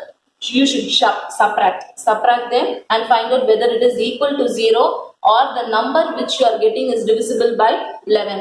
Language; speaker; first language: English; non-native, local second language; Tamil